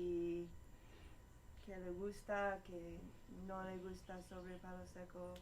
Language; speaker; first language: Spanish; non-native, learner; English